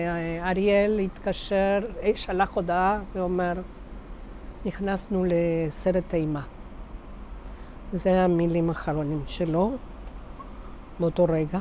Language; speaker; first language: Hebrew; non-native, fluent; Spanish